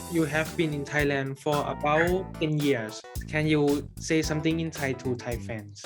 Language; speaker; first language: English; non-native, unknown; Thai